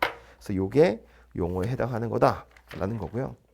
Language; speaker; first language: Korean; native; Korean